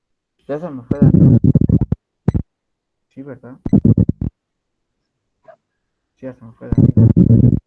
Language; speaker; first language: Spanish; native; Spanish